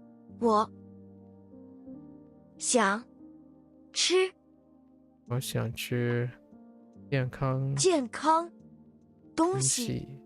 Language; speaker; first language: Chinese; non-native, learner; English